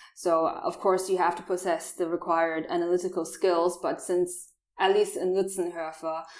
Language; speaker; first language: English; non-native, fluent; Chinese